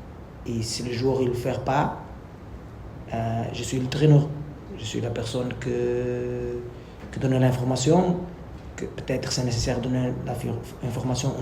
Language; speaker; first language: French; non-native, learner; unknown